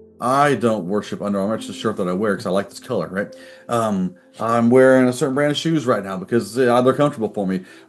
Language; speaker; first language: English; native; English